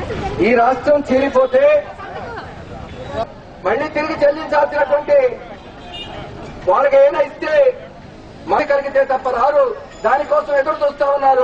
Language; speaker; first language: Telugu; native; Telugu